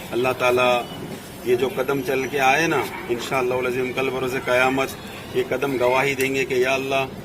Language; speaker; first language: Urdu; non-native, local second language; Gujarati